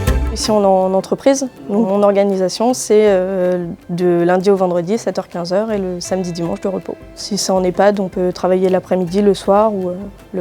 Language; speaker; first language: French; native; French